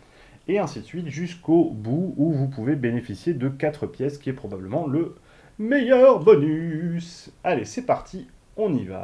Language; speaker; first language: French; native; French